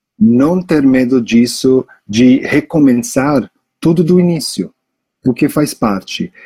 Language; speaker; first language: Portuguese; non-native, fluent; English